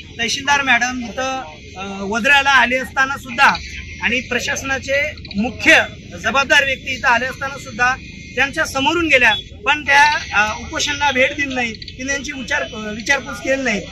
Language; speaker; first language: Marathi; non-native, local second language; Lambadi